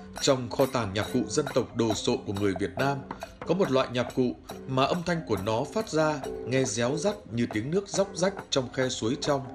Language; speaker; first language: Vietnamese; native; Vietnamese